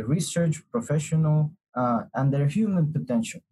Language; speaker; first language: English; non-native, fluent; Spanish